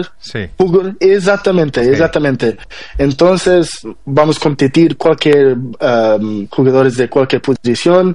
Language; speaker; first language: Spanish; non-native, learner; Portuguese